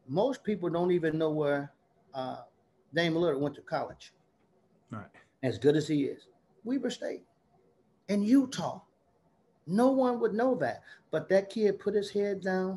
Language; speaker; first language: English; native; English